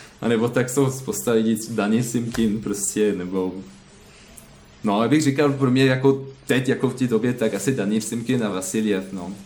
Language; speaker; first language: Czech; non-native, learner; French